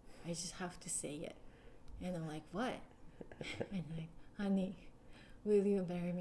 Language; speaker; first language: English; non-native, fluent; Japanese